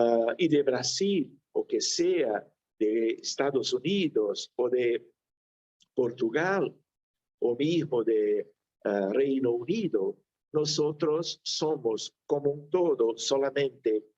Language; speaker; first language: Spanish; non-native, fluent; Portuguese